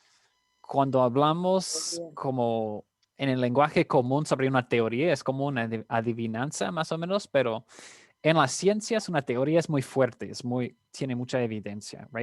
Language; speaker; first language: Spanish; non-native, fluent; English